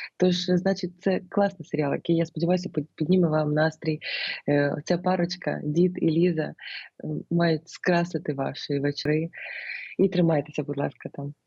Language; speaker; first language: Ukrainian; non-native, local second language; Russian